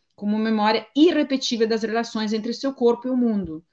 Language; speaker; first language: Portuguese; non-native, fluent; Italian